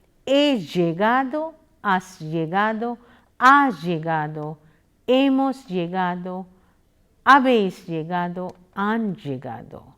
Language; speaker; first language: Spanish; non-native, fluent; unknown